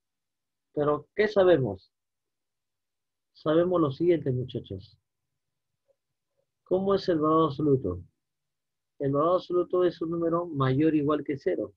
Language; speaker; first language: Spanish; native; Spanish